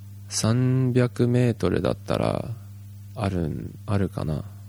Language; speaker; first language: Japanese; early bilingual, heritage; Japanese